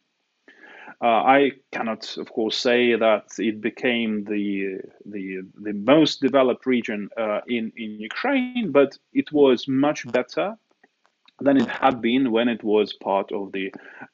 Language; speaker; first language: English; non-native, fluent; Russian